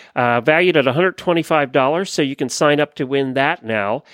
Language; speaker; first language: English; native; English